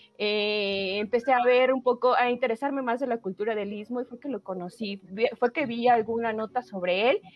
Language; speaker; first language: Spanish; native; Spanish